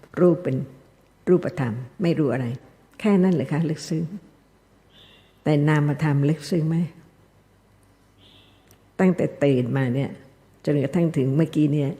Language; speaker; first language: Thai; native; Thai